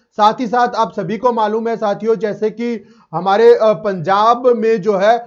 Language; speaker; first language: Hindi; non-native, local second language; Punjabi